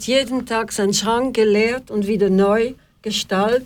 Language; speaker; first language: German; non-native, fluent; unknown